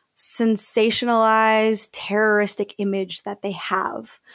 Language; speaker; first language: English; early bilingual, other home language; Spanish